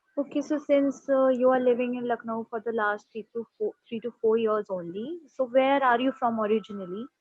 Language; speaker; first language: English; non-native, local second language; Hindi